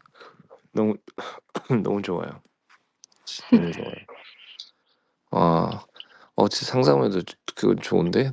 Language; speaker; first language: Korean; early bilingual, heritage; Korean